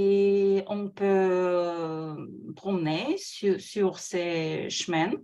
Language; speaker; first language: French; non-native, fluent; Russian